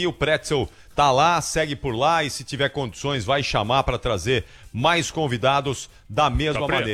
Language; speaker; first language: Portuguese; native; Portuguese